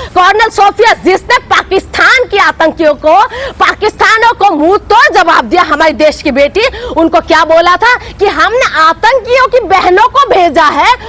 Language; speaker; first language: Hindi; non-native, local second language; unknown